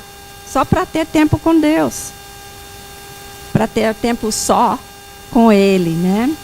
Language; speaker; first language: Portuguese; non-native, fluent; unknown